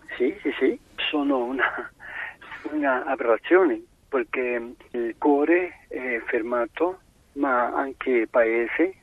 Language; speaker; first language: Italian; non-native, learner; Spanish